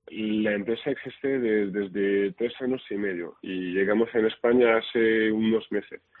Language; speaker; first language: Spanish; non-native, fluent; French